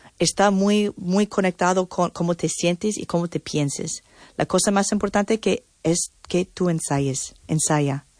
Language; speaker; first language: Spanish; non-native, fluent; English